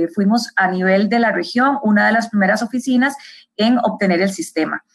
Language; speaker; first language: Spanish; native; Spanish